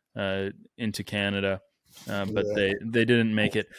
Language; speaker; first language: English; native; English